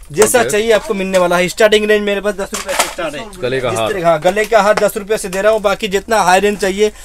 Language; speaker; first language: Hindi; non-native, local second language; Bangla